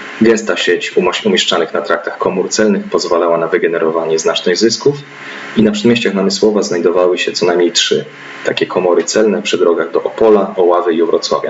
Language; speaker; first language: Polish; native; Polish